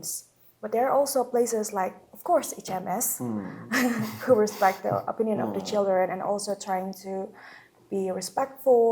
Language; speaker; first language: English; non-native, local second language; Indonesian